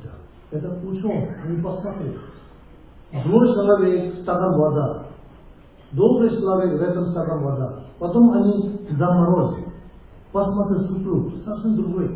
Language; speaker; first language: Russian; non-native, learner; Tibetan